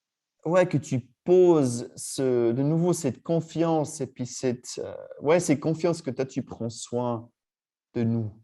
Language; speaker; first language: French; native; French